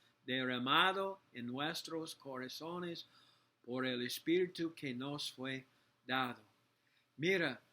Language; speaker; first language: Spanish; non-native, learner; English